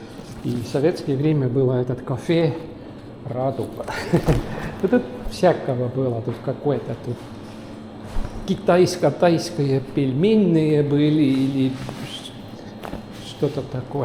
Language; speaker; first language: Russian; non-native, local second language; Estonian